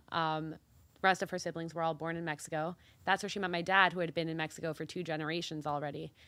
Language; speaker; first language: English; early bilingual, other home language; Spanish